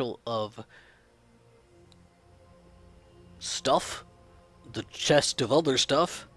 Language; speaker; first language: English; native; English